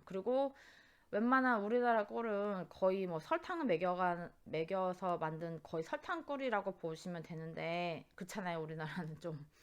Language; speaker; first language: Korean; native; Korean